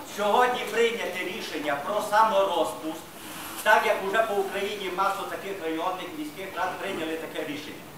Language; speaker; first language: Ukrainian; native; Ukrainian